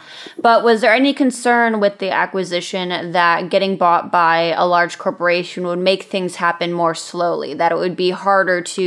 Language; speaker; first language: English; native; English